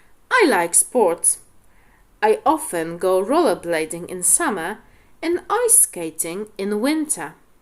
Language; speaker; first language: English; non-native, fluent; Polish